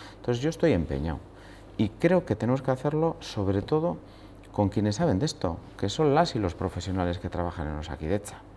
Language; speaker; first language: Spanish; native; Spanish